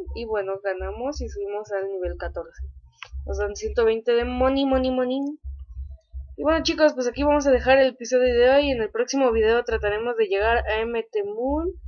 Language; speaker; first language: Spanish; native; Spanish